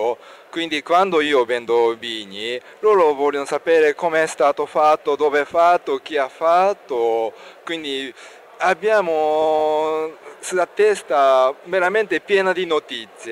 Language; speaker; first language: Italian; non-native, learner; Japanese